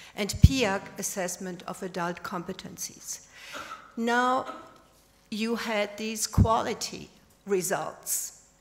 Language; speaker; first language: English; non-native, fluent; German